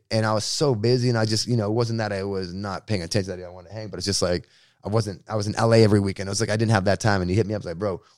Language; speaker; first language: English; native; English